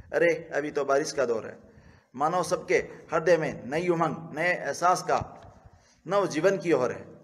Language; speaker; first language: Hindi; native; Hindi